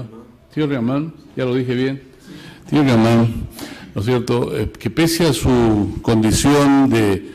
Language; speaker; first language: Spanish; native; Spanish